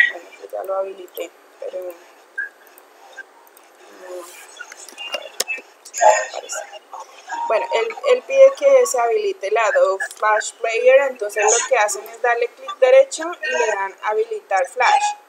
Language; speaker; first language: Spanish; native; Spanish